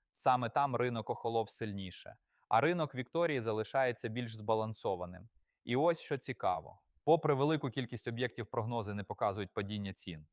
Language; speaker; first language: Ukrainian; native; Ukrainian